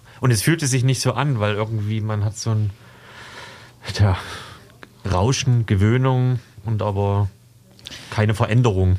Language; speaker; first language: German; native; German